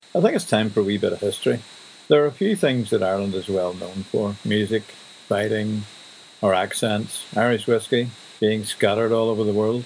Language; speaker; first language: English; native; English